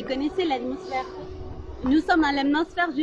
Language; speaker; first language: French; non-native, learner; Spanish